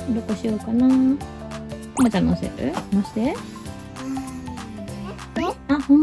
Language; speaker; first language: Japanese; native; Japanese